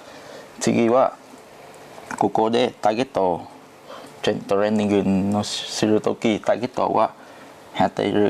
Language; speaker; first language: Japanese; non-native, learner; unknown